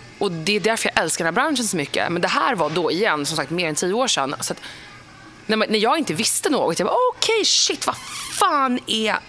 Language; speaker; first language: Swedish; native; Swedish